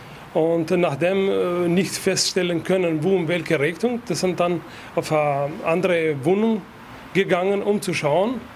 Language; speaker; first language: German; non-native, fluent; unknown